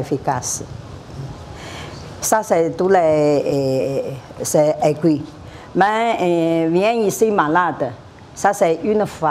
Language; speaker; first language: French; non-native, learner; Chinese